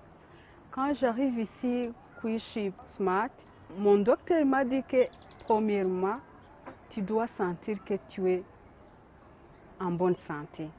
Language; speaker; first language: French; non-native, local second language; Kinyarwanda